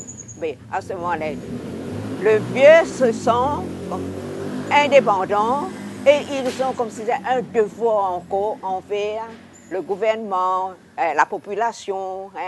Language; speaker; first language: French; non-native, local second language; Hakka Chinese